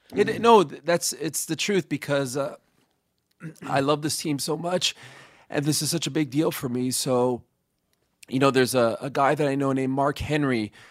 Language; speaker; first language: English; native; English